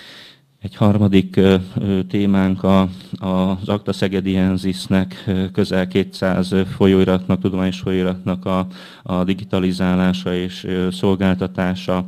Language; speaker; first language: Hungarian; native; Hungarian